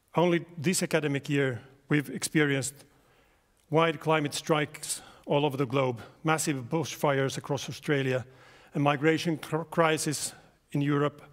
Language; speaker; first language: English; non-native, fluent; Finnish